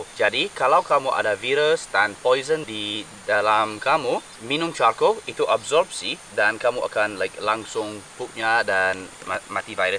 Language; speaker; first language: Indonesian; non-native, learner; English